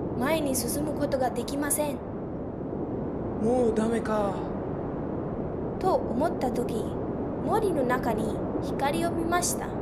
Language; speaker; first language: Japanese; non-native, fluent; English